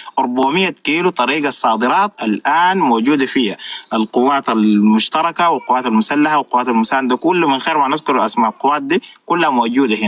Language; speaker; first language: Arabic; native; Arabic